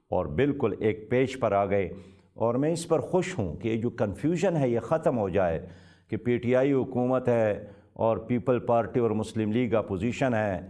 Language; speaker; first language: Urdu; non-native, local second language; Pashto